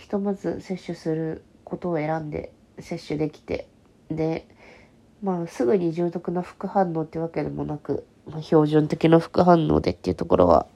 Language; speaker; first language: Japanese; native; Japanese